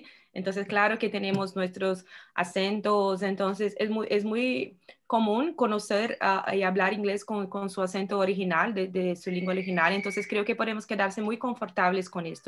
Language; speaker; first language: Spanish; non-native, fluent; Portuguese